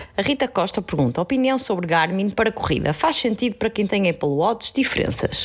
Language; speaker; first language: Portuguese; native; Portuguese